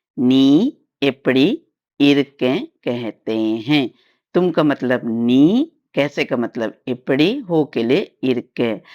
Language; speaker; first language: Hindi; non-native, local second language; Tamil